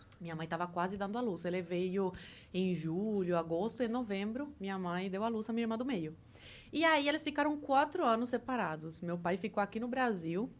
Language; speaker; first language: Portuguese; early bilingual, other home language; Spanish